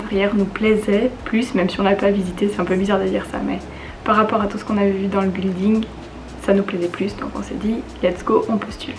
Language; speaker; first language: French; native; French